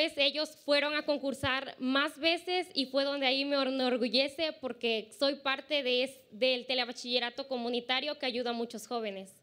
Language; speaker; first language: Spanish; early bilingual, heritage; Spanish